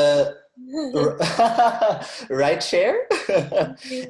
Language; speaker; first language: French; non-native, learner; Arabic